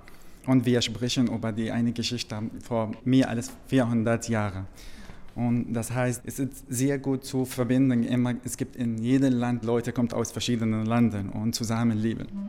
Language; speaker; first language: German; non-native, learner; Arabic